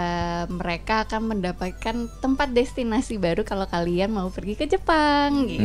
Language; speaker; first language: Indonesian; native; Indonesian